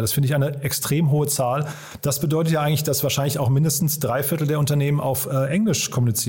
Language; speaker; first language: German; native; German